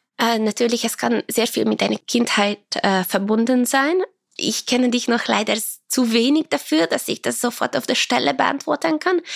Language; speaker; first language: German; non-native, fluent; Croatian